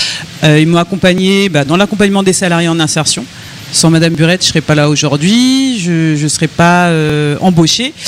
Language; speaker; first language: French; native; French